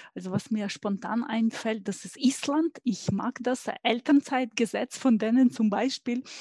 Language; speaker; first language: German; non-native, fluent; Ukrainian